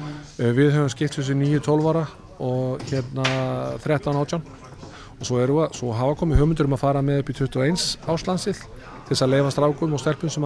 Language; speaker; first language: Icelandic; native; Icelandic